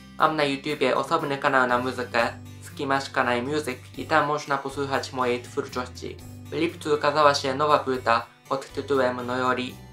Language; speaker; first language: Polish; non-native, fluent; Japanese